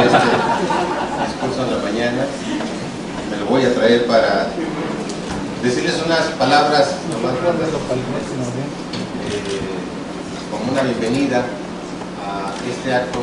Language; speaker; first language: Spanish; native; Spanish